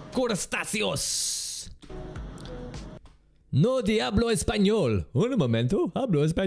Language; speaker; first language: Spanish; non-native, learner; English